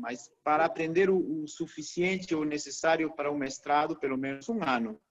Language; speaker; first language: Portuguese; non-native, fluent; Spanish